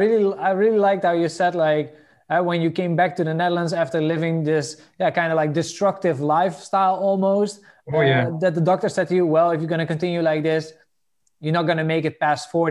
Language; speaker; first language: English; non-native, fluent; Dutch